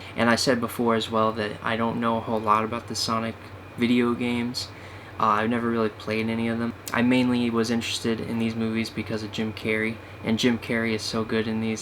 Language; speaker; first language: English; native; English